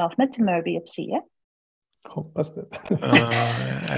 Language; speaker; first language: Swedish; non-native, fluent; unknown